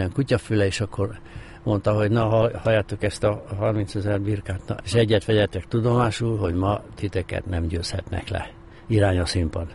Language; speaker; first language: Hungarian; native; Hungarian